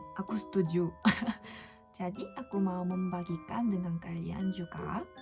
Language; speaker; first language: Indonesian; non-native, learner; Korean